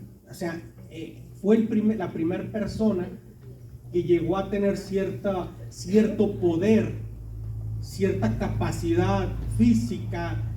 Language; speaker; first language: Spanish; native; Spanish